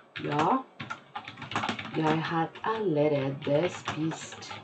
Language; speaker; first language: Norwegian; non-native, fluent; Portuguese